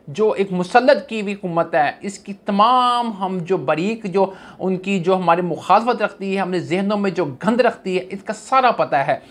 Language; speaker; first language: Urdu; native; Urdu